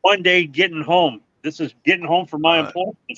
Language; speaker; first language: English; native; English